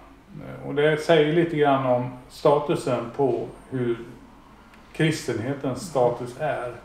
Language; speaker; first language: Swedish; native; Swedish